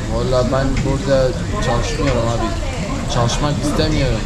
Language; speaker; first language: Turkish; non-native, learner; Kurdish